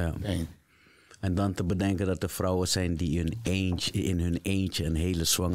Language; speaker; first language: Dutch; native; Dutch